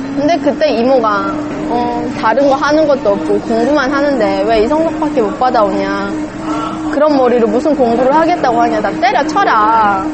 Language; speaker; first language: Korean; native; Korean